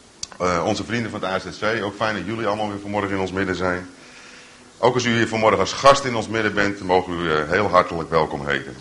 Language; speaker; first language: Dutch; native; Dutch